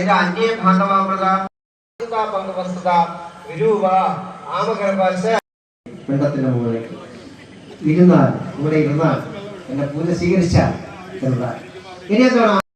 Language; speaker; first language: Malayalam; native; Malayalam